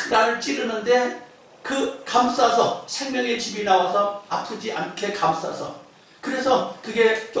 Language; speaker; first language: Korean; native; Korean